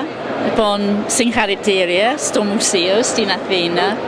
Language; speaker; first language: Greek; non-native, fluent; English